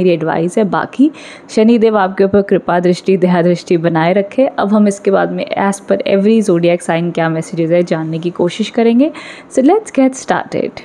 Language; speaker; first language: Hindi; native; Hindi